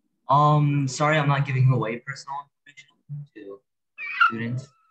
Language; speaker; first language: English; early bilingual, other home language; Japanese